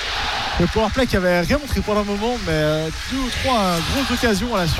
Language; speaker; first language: French; native; French